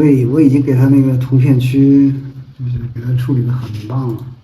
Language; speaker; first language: Chinese; native; Chinese